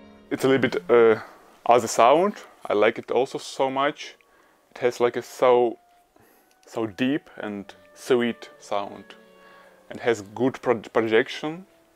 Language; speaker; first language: English; non-native, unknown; Ukrainian